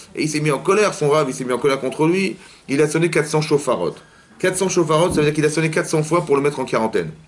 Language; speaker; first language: French; native; French